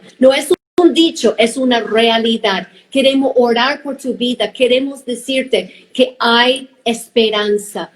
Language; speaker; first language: Spanish; non-native, fluent; English